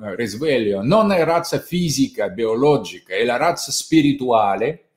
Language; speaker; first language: Italian; non-native, fluent; Russian